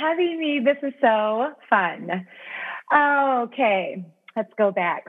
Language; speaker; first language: English; native; English